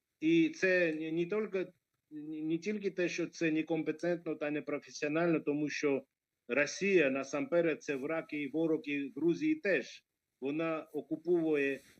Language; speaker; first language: Ukrainian; non-native, fluent; Georgian